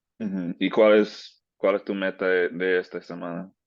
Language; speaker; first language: Spanish; native; Spanish